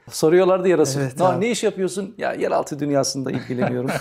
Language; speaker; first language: Turkish; native; Turkish